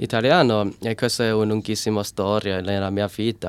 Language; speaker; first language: Italian; non-native, learner; Cantonese